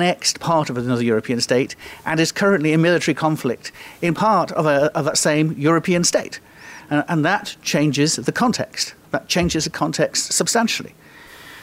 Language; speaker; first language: English; native; English